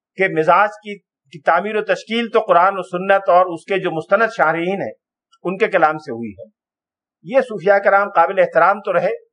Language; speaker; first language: Urdu; native; Urdu